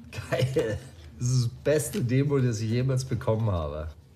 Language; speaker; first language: German; native; German